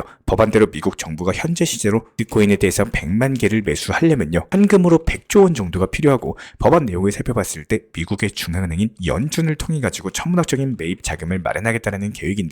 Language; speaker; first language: Korean; native; Korean